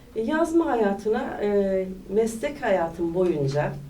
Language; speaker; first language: Turkish; native; Turkish